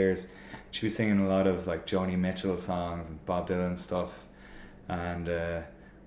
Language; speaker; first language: English; native; English